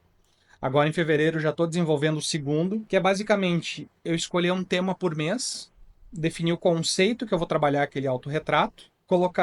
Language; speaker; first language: Portuguese; native; Portuguese